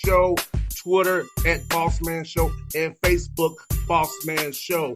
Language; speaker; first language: English; native; English